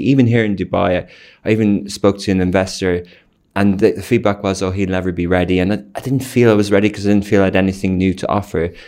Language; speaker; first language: English; native; English